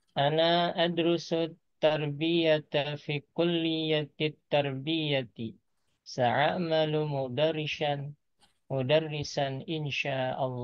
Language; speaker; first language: Arabic; non-native, learner; Indonesian